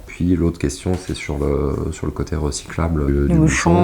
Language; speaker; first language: French; native; French